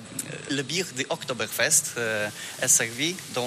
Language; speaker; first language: French; non-native, learner; Polish